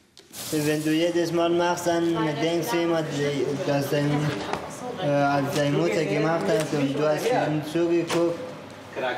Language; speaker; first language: German; non-native, learner; Persian